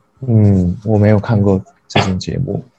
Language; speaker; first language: Chinese; non-native, learner; Japanese